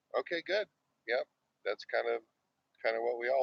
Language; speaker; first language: English; native; English